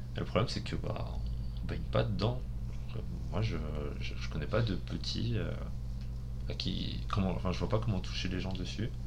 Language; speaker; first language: French; early bilingual, other home language; Spanish